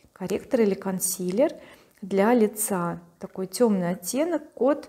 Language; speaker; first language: Russian; native; Russian